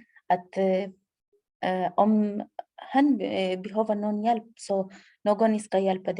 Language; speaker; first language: Swedish; non-native, learner; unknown